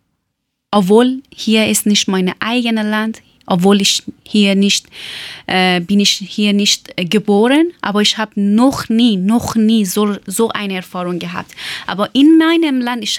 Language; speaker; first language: German; non-native, learner; Persian